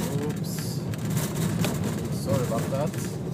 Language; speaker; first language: English; non-native, fluent; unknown